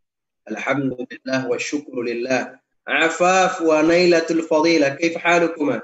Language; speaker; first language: Arabic; non-native, fluent; Indonesian